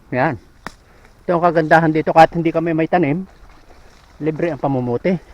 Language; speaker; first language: Filipino; native; Filipino